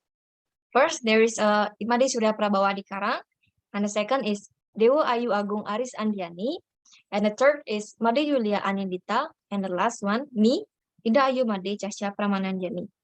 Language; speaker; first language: English; non-native, learner; Indonesian